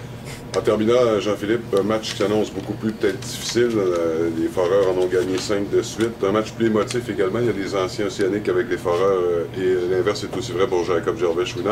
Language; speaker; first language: French; native; French